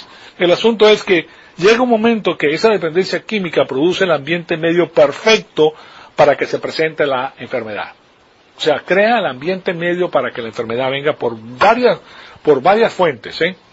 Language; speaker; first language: Spanish; native; Spanish